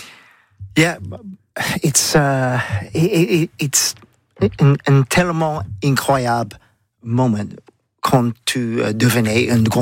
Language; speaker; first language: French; non-native, learner; English